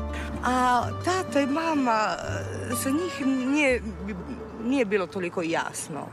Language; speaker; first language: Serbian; non-native, fluent; Italian